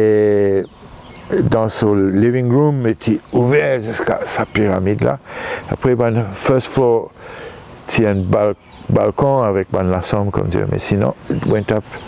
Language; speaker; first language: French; non-native, local second language; Morisyen